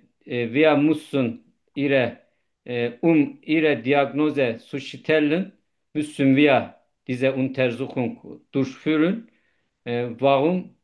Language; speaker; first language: German; non-native, learner; Turkish